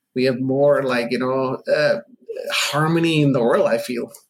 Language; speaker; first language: English; non-native, local second language; Urdu